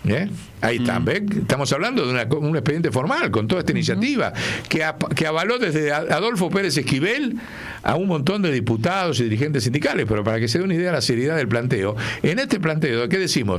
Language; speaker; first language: Spanish; native; Spanish